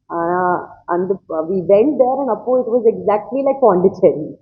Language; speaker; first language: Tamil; non-native, learner; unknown